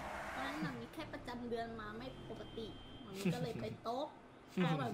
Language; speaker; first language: Thai; native; Thai